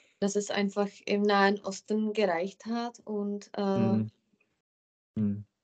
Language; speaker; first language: German; non-native, fluent; Czech